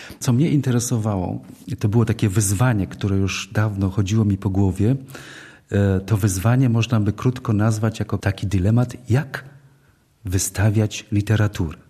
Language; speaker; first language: Polish; native; Polish